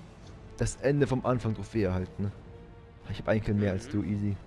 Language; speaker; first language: German; native; German